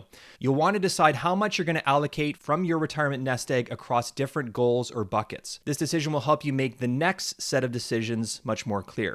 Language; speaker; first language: English; native; English